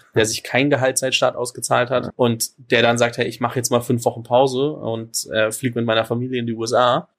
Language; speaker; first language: German; native; German